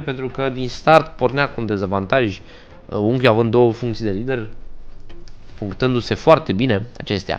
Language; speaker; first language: Romanian; native; Romanian